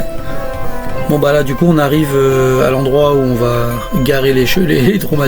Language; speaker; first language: French; native; French